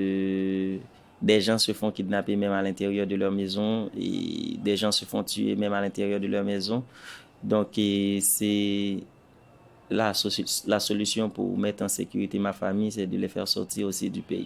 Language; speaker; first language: French; non-native, local second language; Haitian Creole